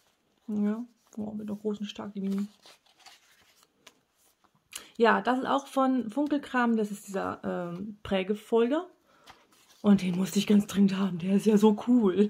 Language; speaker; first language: German; native; German